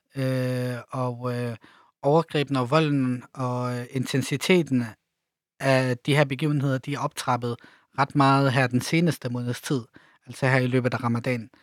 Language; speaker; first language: Danish; early bilingual, other home language; Arabic